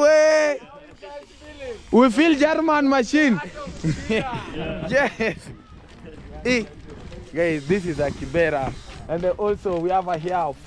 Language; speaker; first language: English; non-native, learner; Swahili